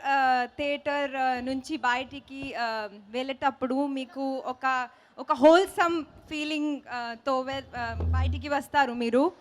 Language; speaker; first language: Telugu; non-native, local second language; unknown